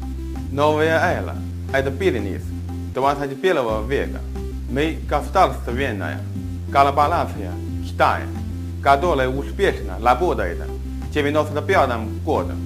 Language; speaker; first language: Russian; non-native, learner; Chinese